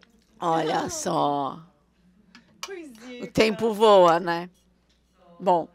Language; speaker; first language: Portuguese; non-native, fluent; German